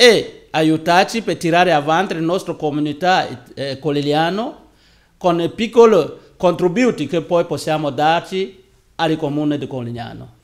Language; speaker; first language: Italian; non-native, learner; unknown